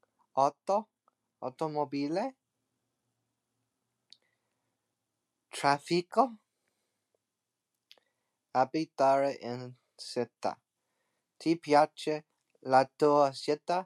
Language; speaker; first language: Italian; non-native, learner; English